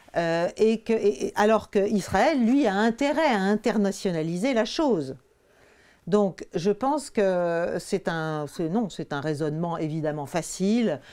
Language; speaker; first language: French; native; French